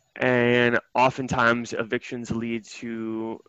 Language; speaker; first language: English; native; English